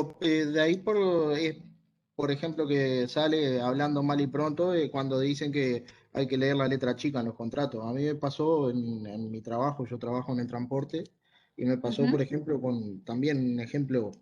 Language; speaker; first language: Spanish; native; Spanish